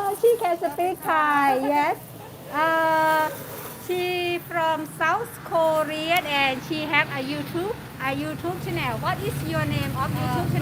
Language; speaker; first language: English; non-native, learner; Thai